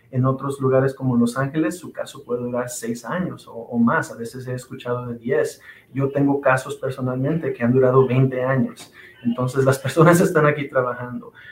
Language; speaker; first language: Spanish; early bilingual, heritage; Spanish